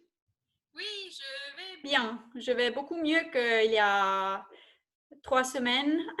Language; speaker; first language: French; non-native, fluent; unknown